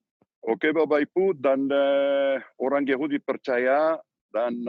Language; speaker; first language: Indonesian; non-native, learner; Hebrew